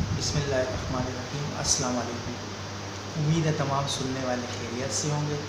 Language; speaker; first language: Urdu; non-native, local second language; Pashto